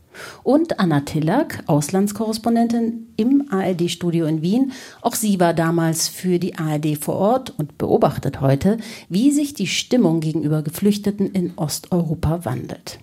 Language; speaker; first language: German; native; German